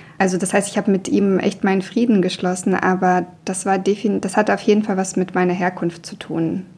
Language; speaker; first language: German; early bilingual, other home language; Russian